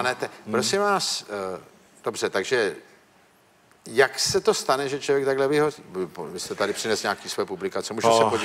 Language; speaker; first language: Czech; native; Czech